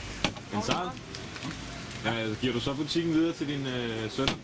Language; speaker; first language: Danish; native; Danish